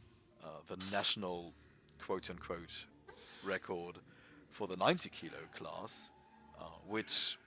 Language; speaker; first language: English; non-native, fluent; German